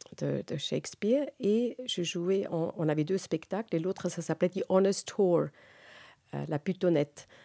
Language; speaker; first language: French; non-native, local second language; Swiss German